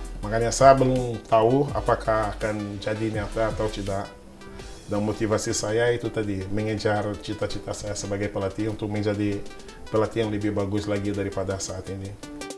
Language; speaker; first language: Indonesian; non-native, fluent; Portuguese